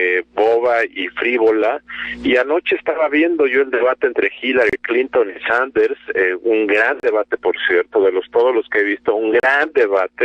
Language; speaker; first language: Spanish; native; Spanish